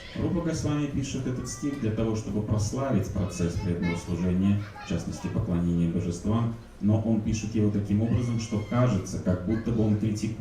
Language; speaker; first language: Russian; native; Russian